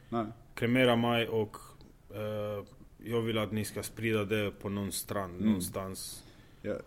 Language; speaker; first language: Swedish; non-native, fluent; Romanian